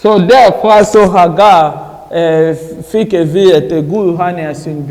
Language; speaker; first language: Danish; non-native, learner; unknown